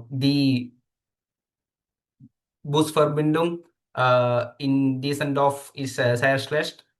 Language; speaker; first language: German; non-native, learner; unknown